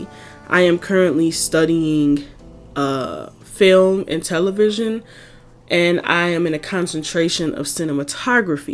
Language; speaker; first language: English; native; English